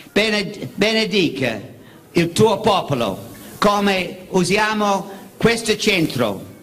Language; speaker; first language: Italian; non-native, learner; English